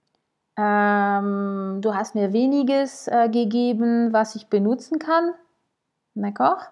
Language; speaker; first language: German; non-native, fluent; French